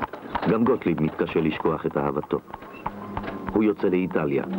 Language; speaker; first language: Hebrew; native; Hebrew